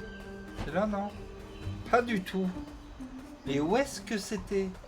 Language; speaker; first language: French; native; French